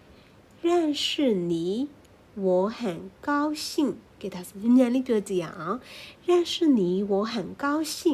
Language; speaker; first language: Chinese; non-native, fluent; Burmese